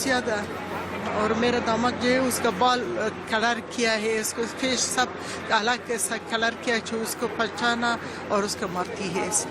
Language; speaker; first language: Hindi; non-native, learner; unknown